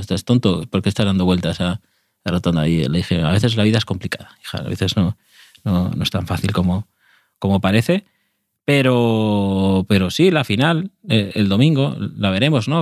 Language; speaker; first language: Spanish; native; Spanish